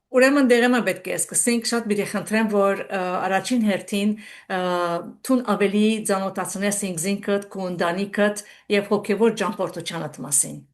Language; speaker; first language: Armenian; early bilingual, heritage; Armenian